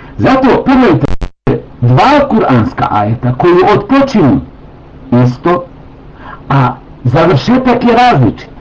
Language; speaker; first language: Bosnian; native; Bosnian